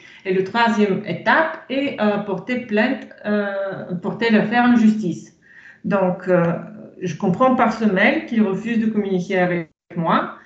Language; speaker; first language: French; non-native, fluent; Bulgarian